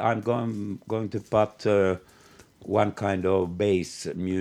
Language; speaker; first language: English; non-native, learner; Finnish